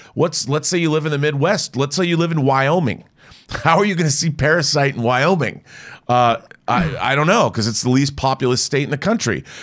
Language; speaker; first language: English; native; English